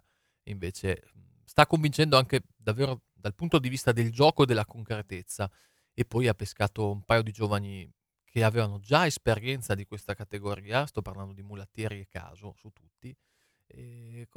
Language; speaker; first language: Italian; native; Italian